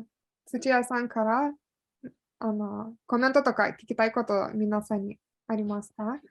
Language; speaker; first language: Japanese; non-native, fluent; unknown